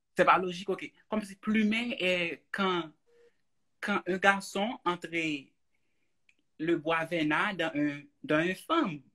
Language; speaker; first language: French; non-native, learner; Haitian Creole